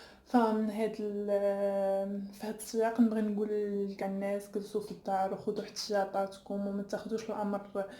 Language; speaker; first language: Arabic; native; Arabic